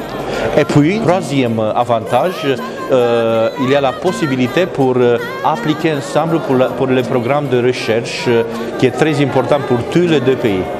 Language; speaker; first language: French; non-native, learner; Romanian